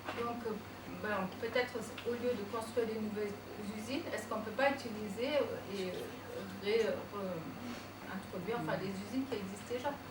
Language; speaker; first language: French; non-native, fluent; German